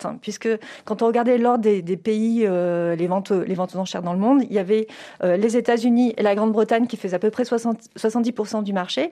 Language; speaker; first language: French; native; French